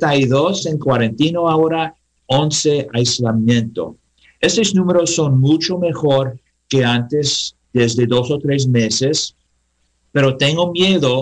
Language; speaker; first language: Spanish; non-native, learner; English